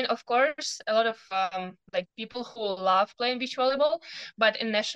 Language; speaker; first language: English; non-native, learner; Ukrainian